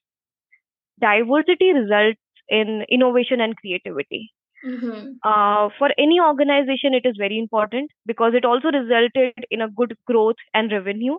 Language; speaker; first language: English; non-native, local second language; Hindi